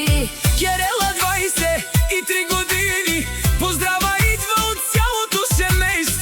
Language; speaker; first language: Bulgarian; non-native, local second language; Romany